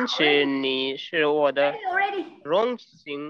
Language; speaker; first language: Chinese; non-native, learner; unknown